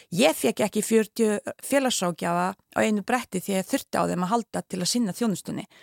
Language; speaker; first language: Icelandic; non-native, fluent; Bosnian